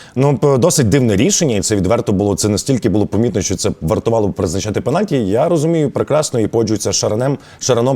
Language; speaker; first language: Ukrainian; native; Ukrainian